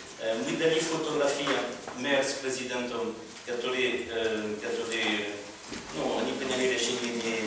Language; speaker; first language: Russian; non-native, learner; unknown